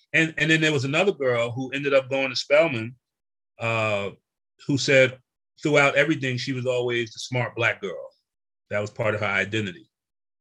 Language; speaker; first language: English; native; English